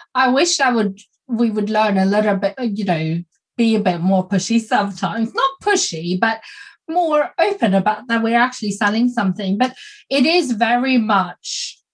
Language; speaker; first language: English; non-native, fluent; Swedish